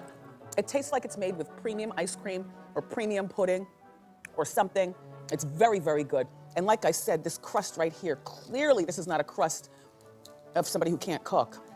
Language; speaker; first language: English; native; English